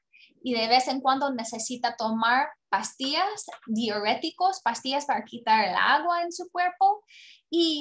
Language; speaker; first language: Spanish; non-native, learner; English